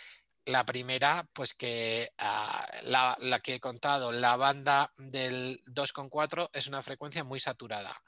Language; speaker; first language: Spanish; native; Spanish